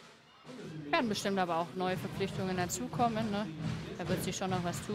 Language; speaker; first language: German; native; German